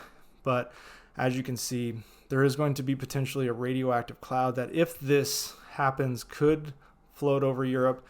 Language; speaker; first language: English; native; English